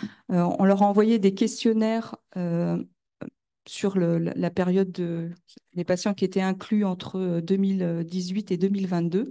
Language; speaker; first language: French; native; French